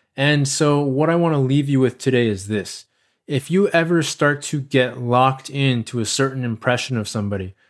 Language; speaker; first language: English; native; English